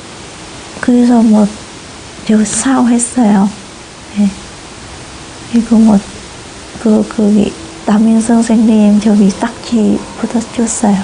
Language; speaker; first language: Korean; non-native, learner; Vietnamese